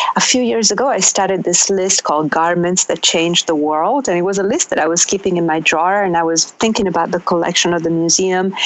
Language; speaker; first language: English; non-native, fluent; Italian